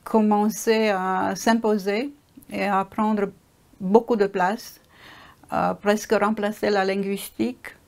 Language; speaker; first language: French; non-native, fluent; Romanian